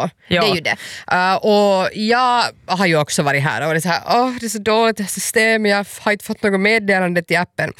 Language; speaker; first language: Swedish; native; Swedish